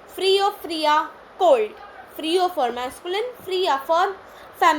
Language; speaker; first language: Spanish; non-native, learner; Hindi